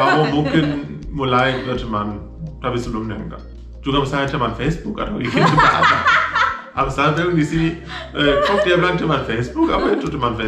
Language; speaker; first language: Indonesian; non-native, fluent; German